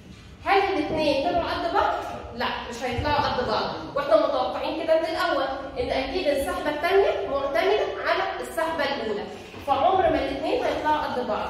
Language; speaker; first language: Arabic; native; Arabic